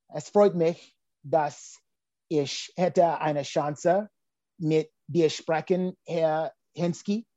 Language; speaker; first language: German; non-native, learner; English